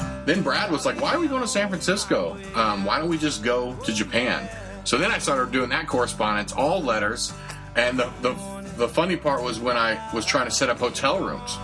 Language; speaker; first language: English; native; English